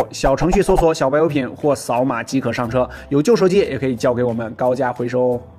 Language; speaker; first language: Chinese; native; Chinese